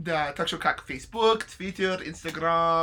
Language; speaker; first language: Russian; non-native, learner; English